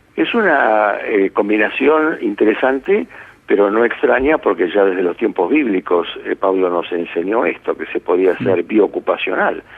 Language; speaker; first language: Spanish; early bilingual, other home language; Italian